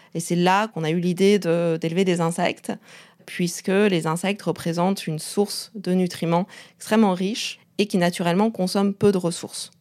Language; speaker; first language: French; non-native, fluent; Chinese